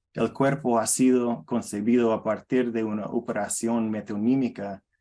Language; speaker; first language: Spanish; non-native, learner; English